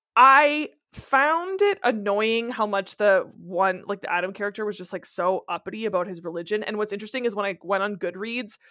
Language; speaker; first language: English; non-native, fluent; French